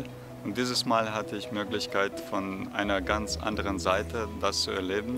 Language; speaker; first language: German; non-native, fluent; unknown